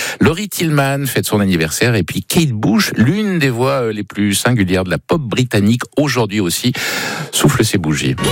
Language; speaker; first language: French; native; French